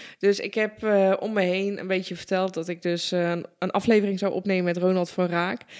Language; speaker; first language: Dutch; early bilingual, other home language; Persian